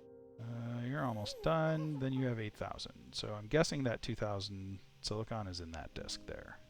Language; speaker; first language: English; native; English